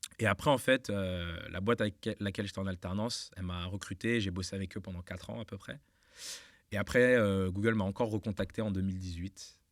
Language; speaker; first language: French; native; French